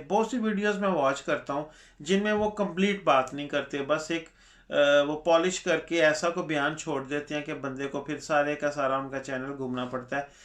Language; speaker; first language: Urdu; non-native, local second language; Punjabi